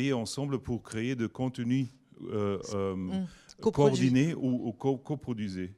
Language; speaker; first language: French; non-native, learner; German